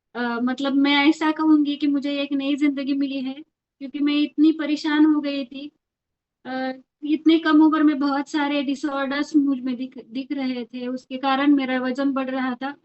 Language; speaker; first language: Hindi; non-native, local second language; Marathi